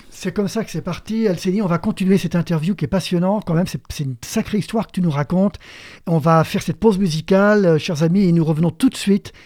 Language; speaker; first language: French; native; French